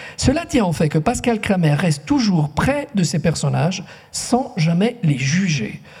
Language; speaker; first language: French; non-native, local second language; Italian